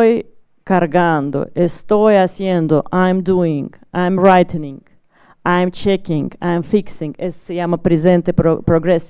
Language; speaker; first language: Spanish; non-native, learner; Russian